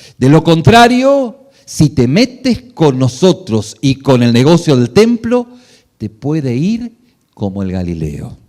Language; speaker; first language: Spanish; native; Spanish